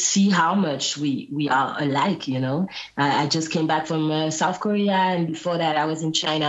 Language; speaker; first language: English; non-native, fluent; Guadeloupean Creole French